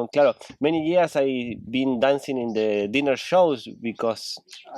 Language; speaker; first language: English; non-native, learner; Spanish